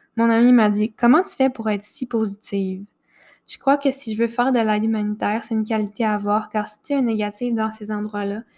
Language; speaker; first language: French; native; French